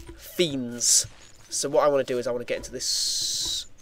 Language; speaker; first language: English; native; English